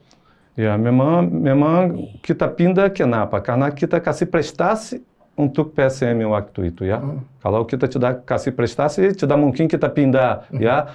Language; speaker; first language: Indonesian; non-native, fluent; Portuguese